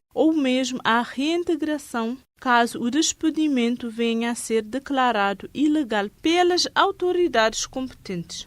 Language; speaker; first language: Portuguese; non-native, local second language; Kabuverdianu